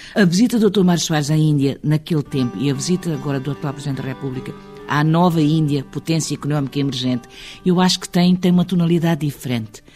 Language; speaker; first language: Portuguese; early bilingual, heritage; Portuguese